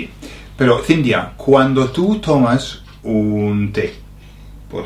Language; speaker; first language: Spanish; non-native, fluent; English